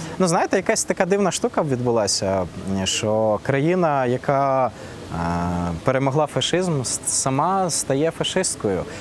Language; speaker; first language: Ukrainian; non-native, local second language; Russian